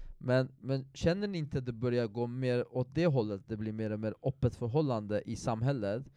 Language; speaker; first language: Swedish; non-native, fluent; Persian